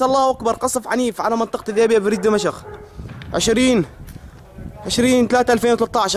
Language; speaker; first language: Arabic; native; Arabic